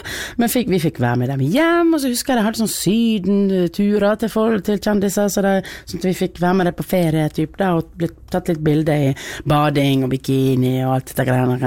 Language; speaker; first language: Norwegian; native; Norwegian